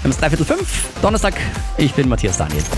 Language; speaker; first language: German; native; German